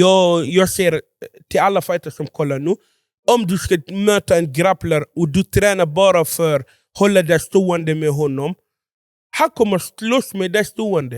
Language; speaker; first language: Swedish; non-native, fluent; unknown